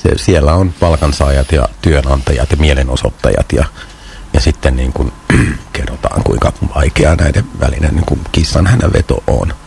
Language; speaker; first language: Finnish; native; Finnish